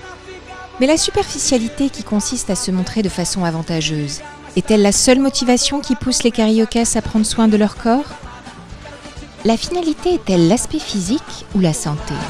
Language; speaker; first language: French; native; French